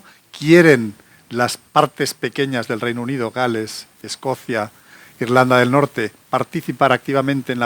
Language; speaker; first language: Spanish; native; Spanish